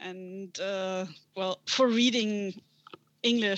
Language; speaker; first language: English; non-native, fluent; German